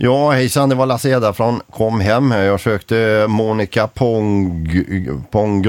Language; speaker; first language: Swedish; native; Swedish